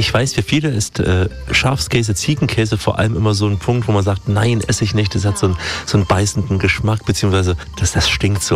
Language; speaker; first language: German; native; German